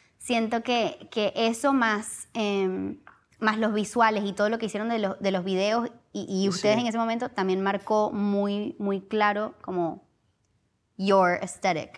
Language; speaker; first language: Spanish; early bilingual, heritage; Spanish